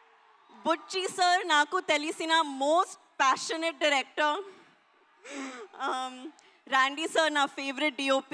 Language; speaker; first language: Telugu; non-native, learner; Hindi